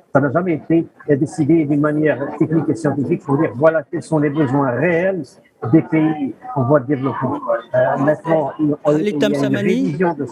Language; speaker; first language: French; non-native, local second language; Arabic